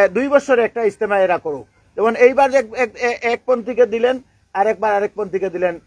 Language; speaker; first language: Bangla; non-native, local second language; Sylheti